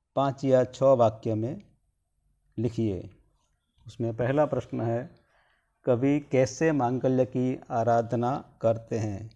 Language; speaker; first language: Hindi; non-native, local second language; Gujarati